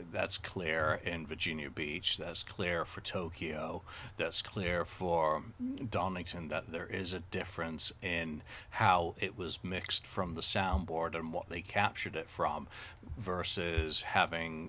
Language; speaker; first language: English; native; English